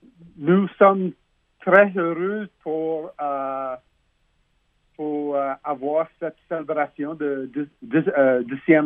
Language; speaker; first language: French; non-native, learner; English